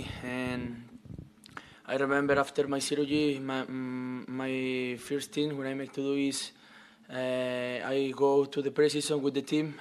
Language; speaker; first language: English; non-native, learner; Spanish